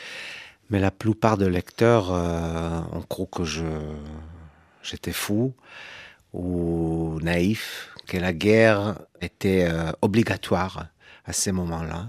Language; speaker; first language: French; non-native, fluent; Hebrew